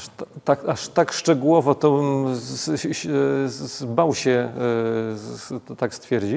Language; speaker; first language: Polish; native; Polish